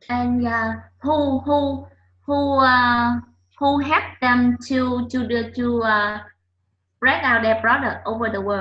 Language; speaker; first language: English; non-native, learner; Vietnamese